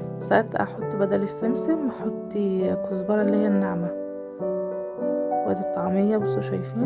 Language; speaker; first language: Arabic; native; Arabic